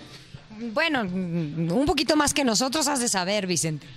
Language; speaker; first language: Spanish; native; Spanish